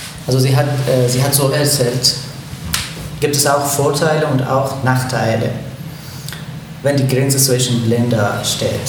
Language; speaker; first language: German; non-native, learner; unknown